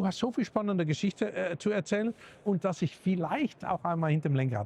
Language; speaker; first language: German; native; German